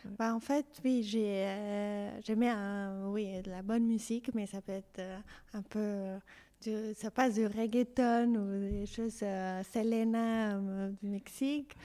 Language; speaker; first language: French; non-native, fluent; Spanish